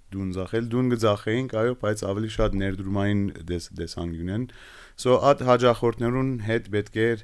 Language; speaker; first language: Armenian; early bilingual, heritage; Armenian